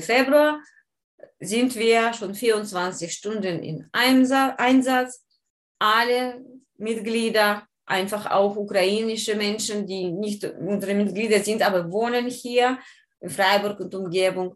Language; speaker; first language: German; non-native, learner; Ukrainian